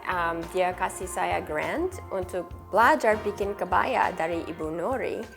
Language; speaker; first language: Indonesian; non-native, learner; English